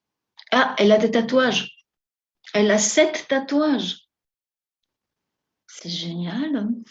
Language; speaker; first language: French; non-native, fluent; Spanish